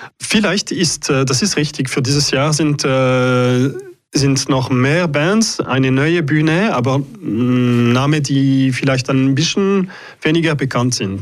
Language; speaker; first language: German; non-native, local second language; French